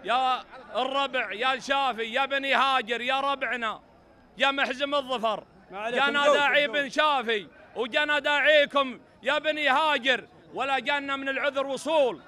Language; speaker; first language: Arabic; native; Arabic